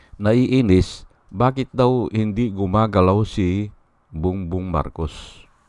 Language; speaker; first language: Filipino; non-native, local second language; Iloko